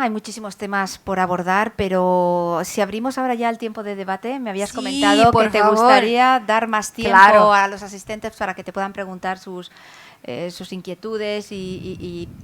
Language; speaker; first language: Spanish; native; Spanish